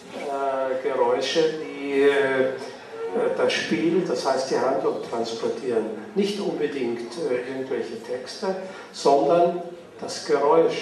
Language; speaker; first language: German; native; German